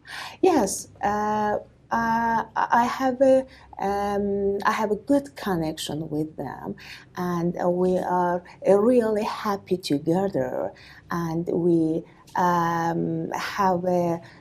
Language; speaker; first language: English; non-native, learner; Persian